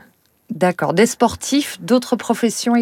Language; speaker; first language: French; native; French